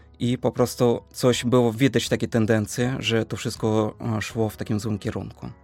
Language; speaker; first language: Polish; non-native, fluent; Russian